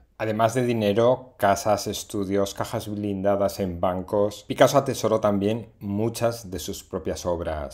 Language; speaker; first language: Spanish; native; Spanish